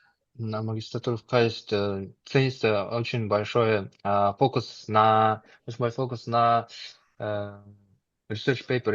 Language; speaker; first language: Russian; non-native, local second language; Kazakh